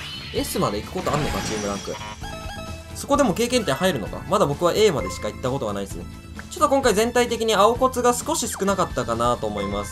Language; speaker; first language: Japanese; native; Japanese